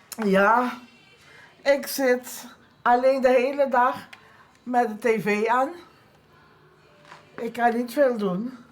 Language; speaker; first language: Dutch; non-native, local second language; Papiamento